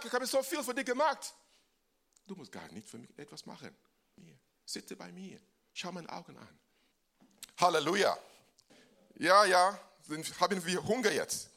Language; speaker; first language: German; non-native, fluent; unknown